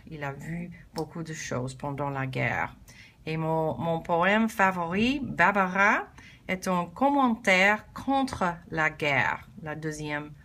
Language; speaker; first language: French; non-native, learner; English